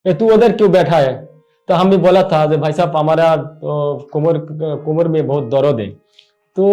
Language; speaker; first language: Hindi; non-native, learner; Bangla